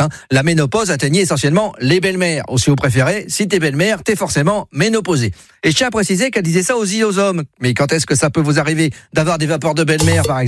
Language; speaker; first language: French; native; French